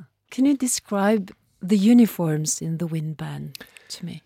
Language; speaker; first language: English; non-native, fluent; Norwegian